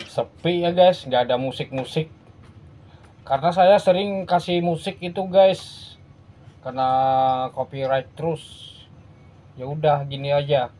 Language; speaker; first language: Indonesian; non-native, local second language; Banjar